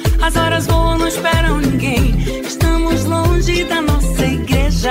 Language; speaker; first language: Portuguese; non-native, fluent; Chinese